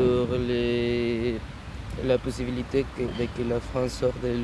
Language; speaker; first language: French; non-native, fluent; Spanish